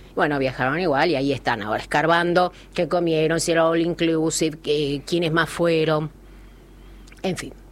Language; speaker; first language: Spanish; native; Spanish